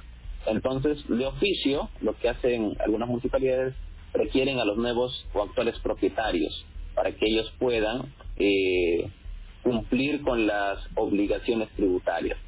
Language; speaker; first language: Spanish; native; Spanish